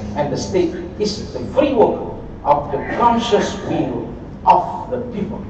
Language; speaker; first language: English; non-native, local second language; Malay